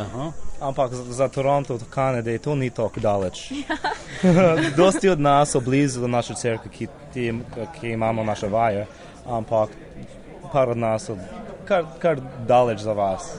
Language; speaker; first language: Slovenian; early bilingual, heritage; Slovenian